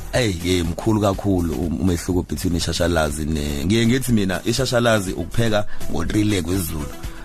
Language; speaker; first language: Zulu; native; Zulu